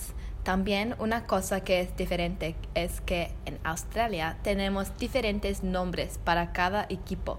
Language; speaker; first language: Spanish; non-native, learner; English